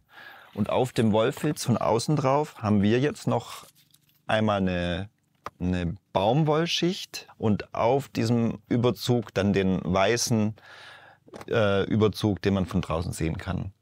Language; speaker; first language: German; native; German